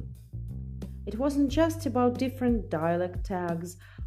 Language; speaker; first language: English; non-native, fluent; Russian